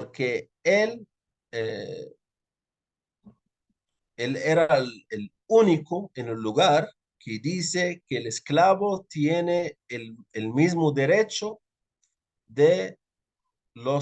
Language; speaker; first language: Spanish; non-native, fluent; Arabic